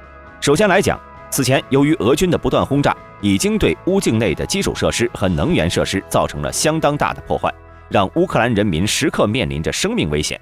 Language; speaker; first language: Chinese; native; Chinese